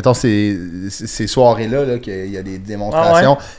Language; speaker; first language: French; native; French